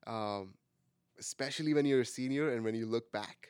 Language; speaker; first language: English; non-native, local second language; Marathi